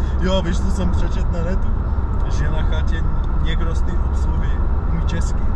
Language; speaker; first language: Czech; early bilingual, other home language; Bulgarian